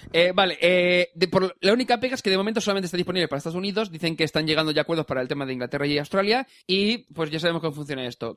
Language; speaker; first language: Spanish; native; Spanish